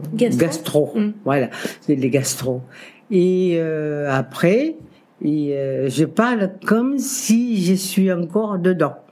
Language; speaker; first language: French; non-native, local second language; Kabuverdianu